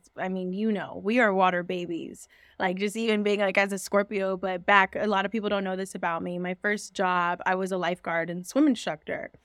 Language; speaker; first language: English; native; English